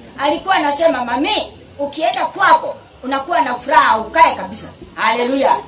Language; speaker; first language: Swahili; non-native, local second language; Gusii